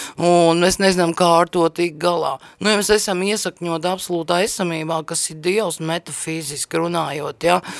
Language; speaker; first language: Latvian; native; Latvian